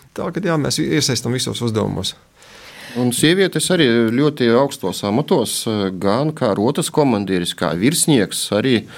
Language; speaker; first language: Latvian; native; Latvian